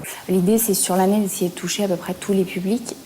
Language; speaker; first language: French; native; French